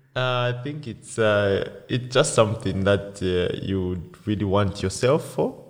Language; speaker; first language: English; non-native, local second language; Bemba